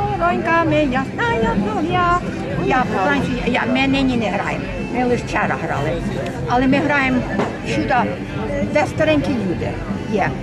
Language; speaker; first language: Ukrainian; early bilingual, heritage; Ukrainian